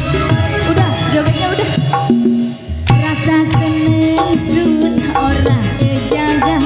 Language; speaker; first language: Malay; non-native, local second language; Javanese